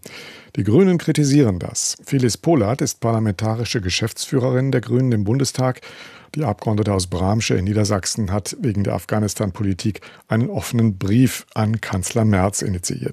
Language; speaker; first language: German; native; German